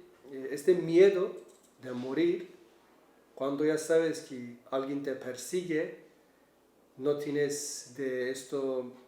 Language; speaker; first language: Spanish; non-native, learner; Kurdish